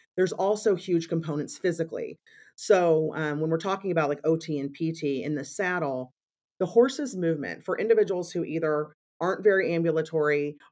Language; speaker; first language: English; native; English